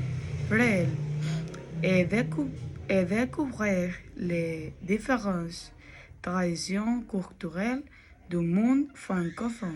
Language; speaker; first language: French; non-native, learner; Spanish